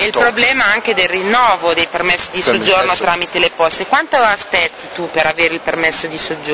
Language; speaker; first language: Italian; native; Italian